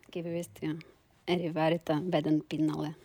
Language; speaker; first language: Finnish; non-native, learner; Russian